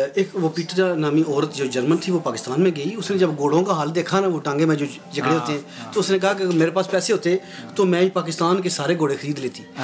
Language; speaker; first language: Urdu; non-native, local second language; Punjabi